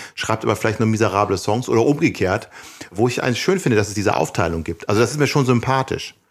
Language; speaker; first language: German; native; German